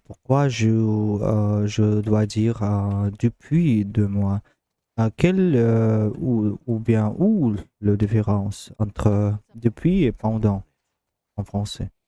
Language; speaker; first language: French; non-native, learner; Russian